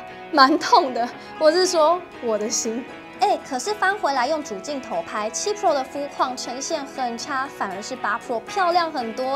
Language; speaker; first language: Chinese; native; Chinese